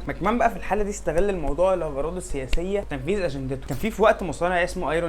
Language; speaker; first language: Arabic; native; Arabic